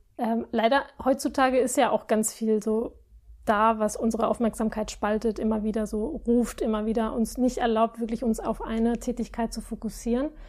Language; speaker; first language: German; non-native, fluent; Spanish